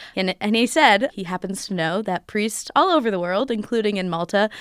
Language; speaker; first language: English; native; English